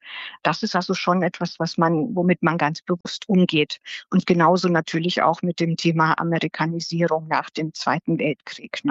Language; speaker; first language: German; native; German